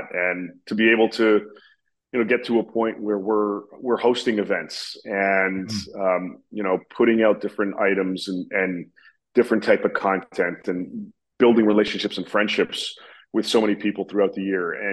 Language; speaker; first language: English; native; English